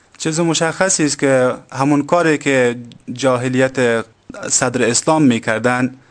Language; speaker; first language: Persian; native; Persian